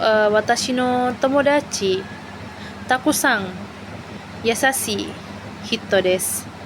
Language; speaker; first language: Japanese; non-native, learner; Indonesian